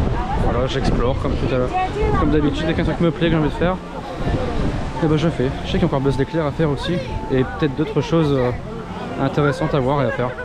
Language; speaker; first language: French; native; French